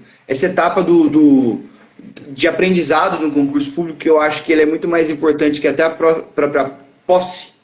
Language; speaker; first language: Portuguese; native; Portuguese